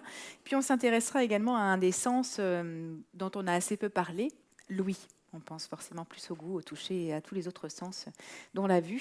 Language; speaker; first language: French; native; French